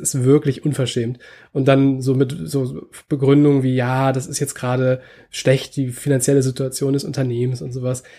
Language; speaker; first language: German; native; German